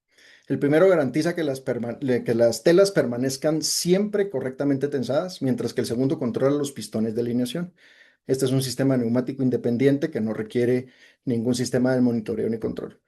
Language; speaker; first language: Spanish; native; Spanish